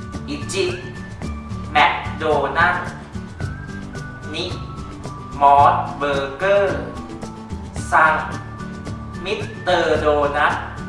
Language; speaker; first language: Japanese; non-native, fluent; Thai